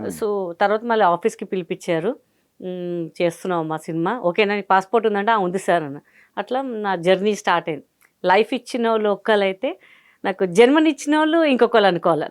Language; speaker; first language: Telugu; non-native, local second language; Hindi